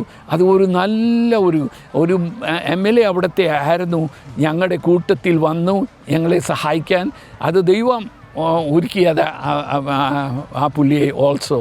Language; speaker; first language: Malayalam; early bilingual, heritage; Malayalam